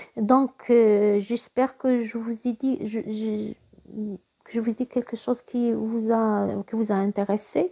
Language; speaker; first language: French; non-native, local second language; Arabic